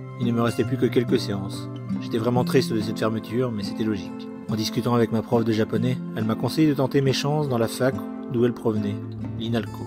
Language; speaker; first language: French; native; French